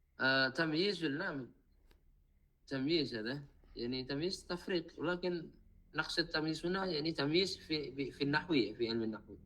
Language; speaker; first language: Arabic; non-native, fluent; Indonesian